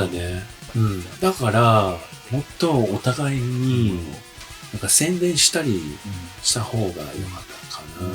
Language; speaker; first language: Japanese; early bilingual, heritage; English